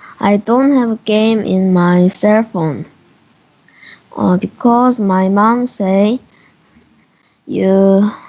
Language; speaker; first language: English; non-native, learner; Korean